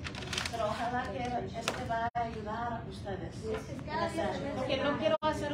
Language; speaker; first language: Spanish; early bilingual, heritage; Spanish